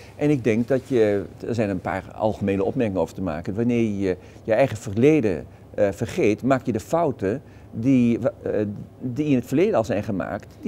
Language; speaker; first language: Dutch; native; Dutch